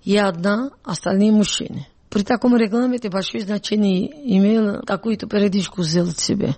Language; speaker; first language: Russian; non-native, local second language; Georgian